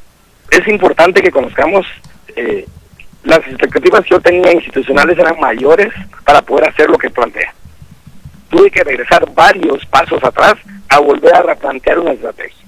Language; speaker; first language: Spanish; native; Spanish